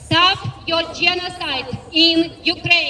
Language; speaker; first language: English; non-native, fluent; Ukrainian